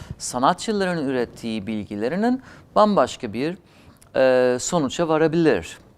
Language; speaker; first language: Turkish; non-native, fluent; German